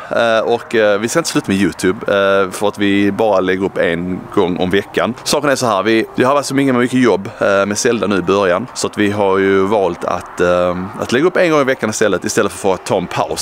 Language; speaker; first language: Swedish; native; Swedish